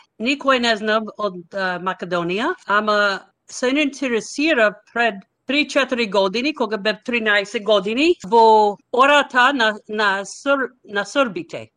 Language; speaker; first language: Macedonian; non-native, learner; English